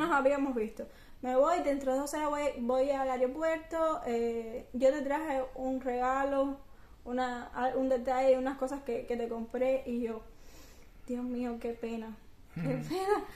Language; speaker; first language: Spanish; native; Spanish